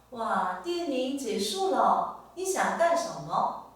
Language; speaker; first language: Chinese; non-native, fluent; Korean